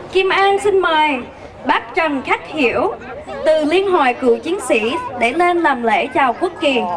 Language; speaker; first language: Vietnamese; early bilingual, heritage; Vietnamese